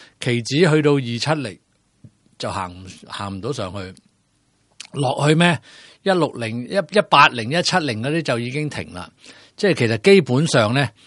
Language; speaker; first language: Cantonese; native; Cantonese